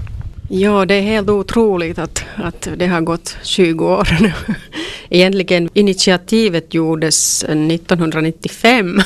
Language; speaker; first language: Swedish; non-native, local second language; Finnish